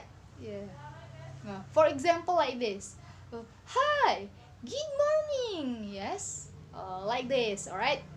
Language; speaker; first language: English; non-native, learner; Indonesian